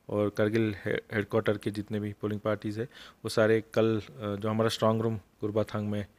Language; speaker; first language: Hindi; non-native, local second language; Marathi